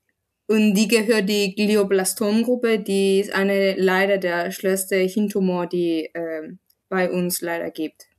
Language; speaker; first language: German; non-native, fluent; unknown